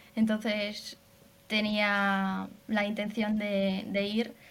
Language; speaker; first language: Spanish; non-native, fluent; Hungarian